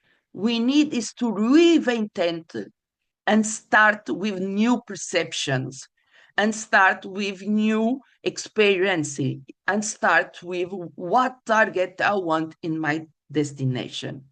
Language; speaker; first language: English; non-native, fluent; Portuguese